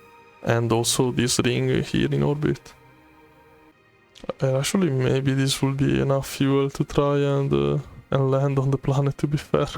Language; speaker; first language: English; non-native, fluent; Italian